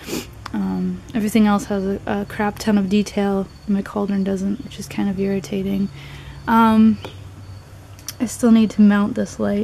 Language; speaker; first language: English; native; English